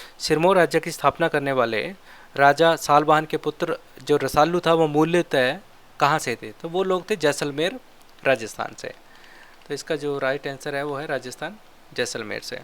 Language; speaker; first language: Hindi; non-native, local second language; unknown